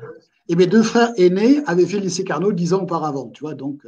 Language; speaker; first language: French; native; French